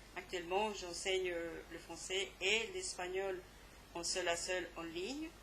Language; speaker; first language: French; non-native, fluent; Spanish